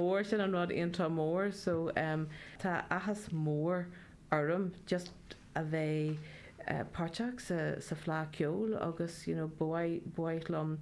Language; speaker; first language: Irish; non-native, learner; Welsh